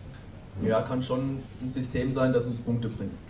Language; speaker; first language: German; native; German